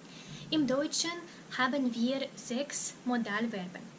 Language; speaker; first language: German; non-native, fluent; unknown